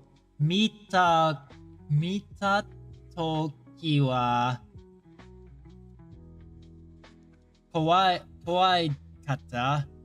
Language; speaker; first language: Japanese; non-native, learner; English